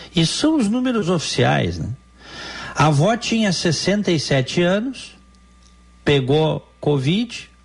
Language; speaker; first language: Portuguese; native; Portuguese